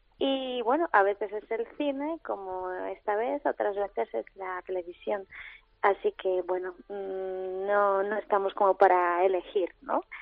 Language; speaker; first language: Spanish; non-native, fluent; Polish